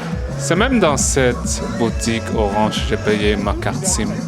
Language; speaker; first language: French; early bilingual, heritage; French